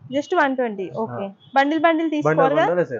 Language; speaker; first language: Telugu; native; Telugu